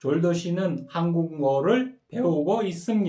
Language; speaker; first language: Korean; non-native, fluent; Kyrgyz